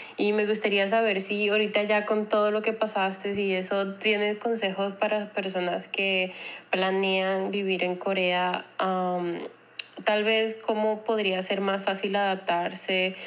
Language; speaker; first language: Spanish; native; Spanish